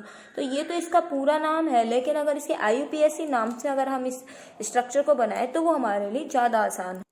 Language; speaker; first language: Hindi; native; Hindi